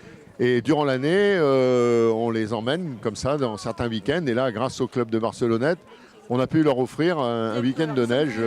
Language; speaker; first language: French; native; French